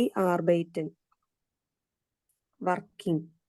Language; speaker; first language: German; non-native, learner; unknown